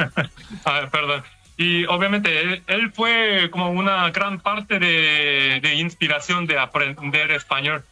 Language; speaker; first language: Spanish; non-native, fluent; Korean